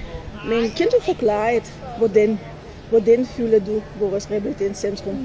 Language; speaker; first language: Danish; non-native, learner; Armenian